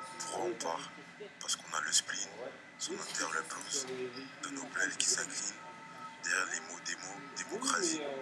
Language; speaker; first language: French; native; French